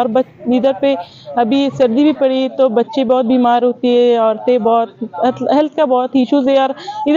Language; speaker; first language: Hindi; non-native, fluent; Persian